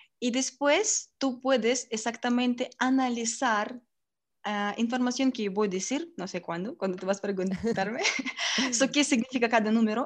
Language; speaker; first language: Spanish; non-native, learner; Russian